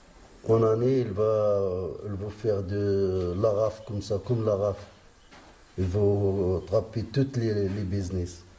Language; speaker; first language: French; non-native, learner; Arabic